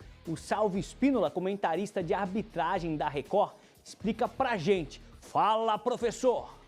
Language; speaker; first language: Portuguese; native; Portuguese